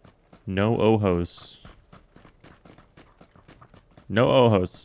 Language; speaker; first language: Spanish; non-native, learner; English